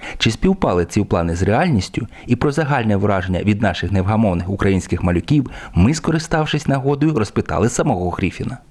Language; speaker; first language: Ukrainian; native; Ukrainian